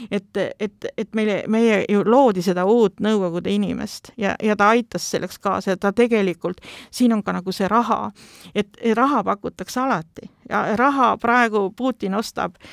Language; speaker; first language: Estonian; native; Estonian